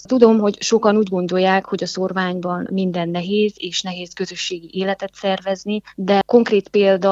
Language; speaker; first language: Hungarian; native; Hungarian